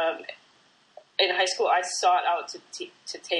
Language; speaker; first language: English; native; English